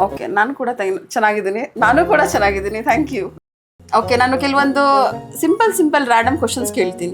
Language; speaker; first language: Kannada; native; Kannada